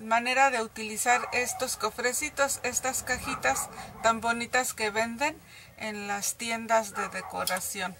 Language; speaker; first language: Spanish; native; Spanish